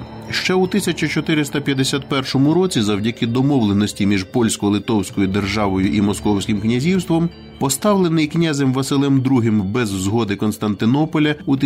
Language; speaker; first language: Ukrainian; native; Ukrainian